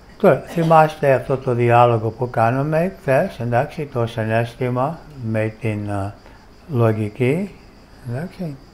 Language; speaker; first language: Greek; non-native, fluent; English